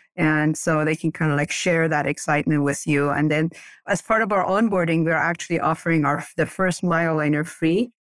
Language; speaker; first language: English; early bilingual, other home language; Persian